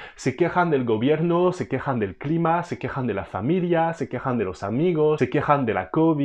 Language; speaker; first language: Spanish; non-native, fluent; French